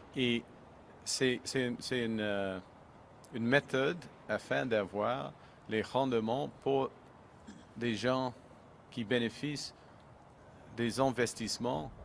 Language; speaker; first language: French; non-native, local second language; English